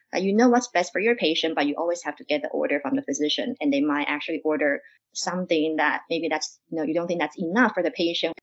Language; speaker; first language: English; non-native, fluent; Chinese